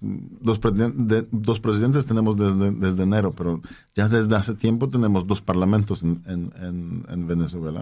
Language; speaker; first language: Spanish; non-native, fluent; Polish